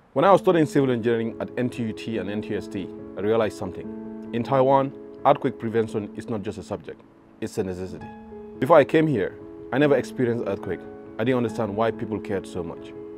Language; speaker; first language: English; non-native, local second language; Wolof